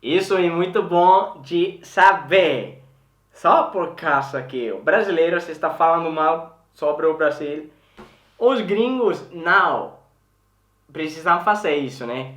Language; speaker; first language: Portuguese; non-native, learner; Swedish